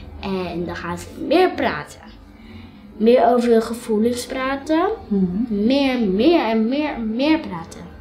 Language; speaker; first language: Dutch; early bilingual, other home language; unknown